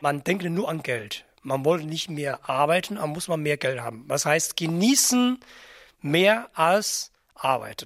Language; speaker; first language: German; non-native, learner; Chinese